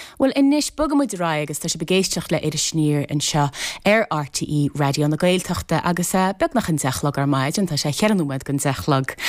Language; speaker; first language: Irish; native; Irish